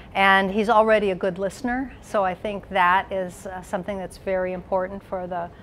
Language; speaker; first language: English; native; English